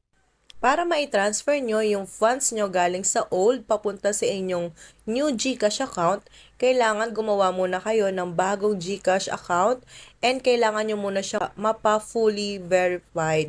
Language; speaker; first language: Filipino; native; Filipino